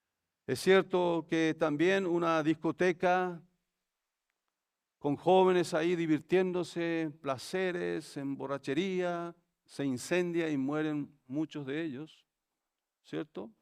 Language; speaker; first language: Spanish; native; Spanish